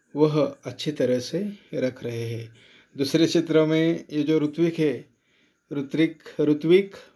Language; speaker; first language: Hindi; non-native, local second language; Marathi